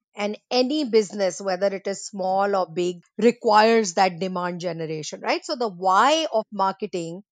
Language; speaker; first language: English; non-native, local second language; Hindi